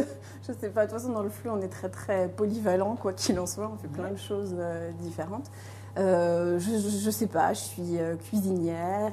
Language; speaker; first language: French; native; French